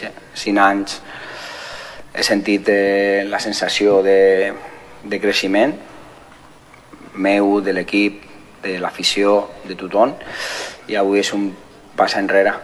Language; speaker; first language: Catalan; non-native, fluent; Spanish